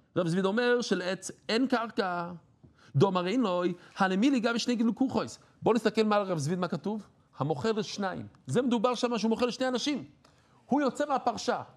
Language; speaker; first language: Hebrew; non-native, fluent; English